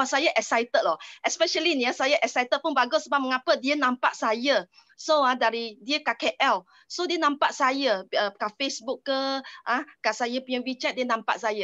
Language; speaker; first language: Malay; non-native, local second language; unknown